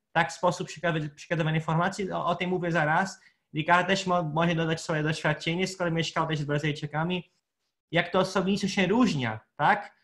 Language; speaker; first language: Polish; non-native, fluent; Portuguese